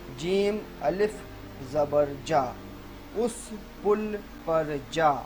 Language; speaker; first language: Urdu; native; Urdu